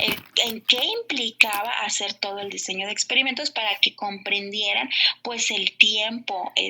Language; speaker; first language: Spanish; native; Spanish